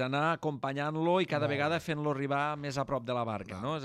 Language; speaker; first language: Catalan; native; Catalan